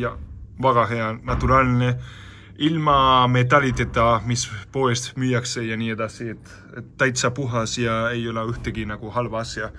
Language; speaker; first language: Estonian; non-native, learner; Spanish